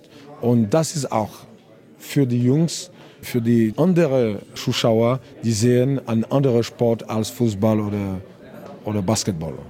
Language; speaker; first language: German; non-native, learner; French